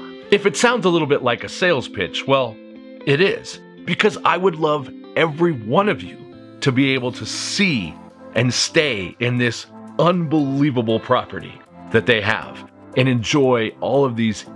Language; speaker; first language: English; native; English